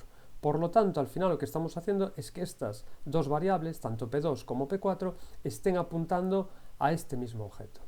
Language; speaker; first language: Spanish; native; Spanish